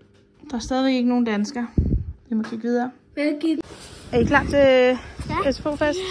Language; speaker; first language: Danish; native; Danish